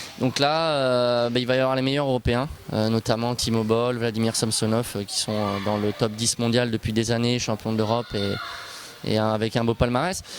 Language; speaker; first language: French; early bilingual, other home language; Bosnian